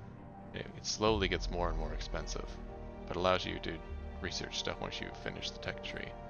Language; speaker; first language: English; native; English